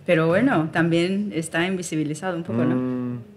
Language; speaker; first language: Spanish; early bilingual, heritage; Spanish